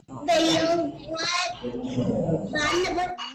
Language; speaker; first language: English; non-native, learner; Filipino